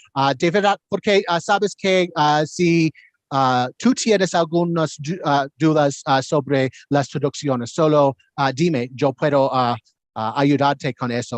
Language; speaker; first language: Spanish; non-native, learner; English